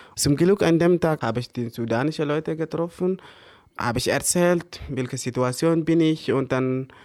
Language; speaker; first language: German; early bilingual, other home language; Arabic